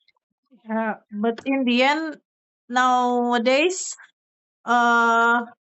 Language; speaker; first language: English; non-native, learner; Indonesian